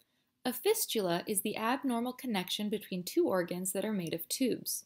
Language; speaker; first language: English; native; English